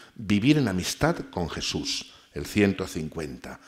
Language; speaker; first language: Spanish; native; Spanish